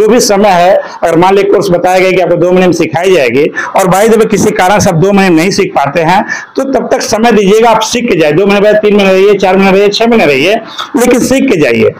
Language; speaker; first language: Hindi; native; Hindi